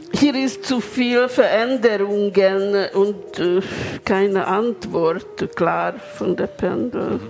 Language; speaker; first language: German; non-native, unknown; Hungarian